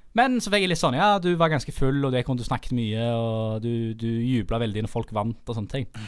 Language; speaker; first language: Norwegian; native; Norwegian